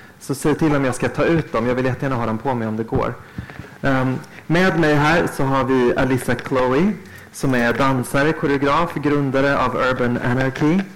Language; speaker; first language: Swedish; native; Swedish